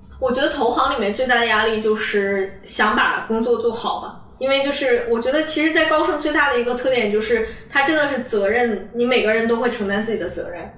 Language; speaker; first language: Chinese; native; Chinese